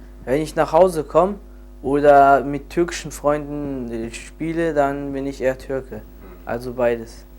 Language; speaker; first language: German; early bilingual, other home language; Turkish